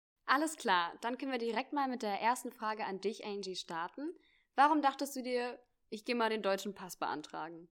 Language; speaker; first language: German; native; German